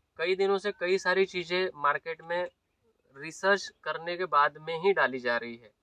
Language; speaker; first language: Hindi; non-native, local second language; Marathi